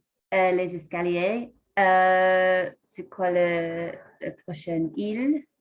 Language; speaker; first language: French; non-native, learner; English